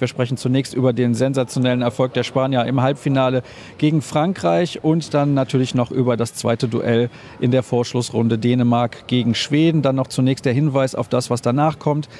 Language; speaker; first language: German; native; German